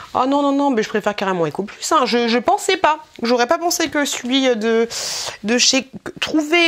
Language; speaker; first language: French; native; French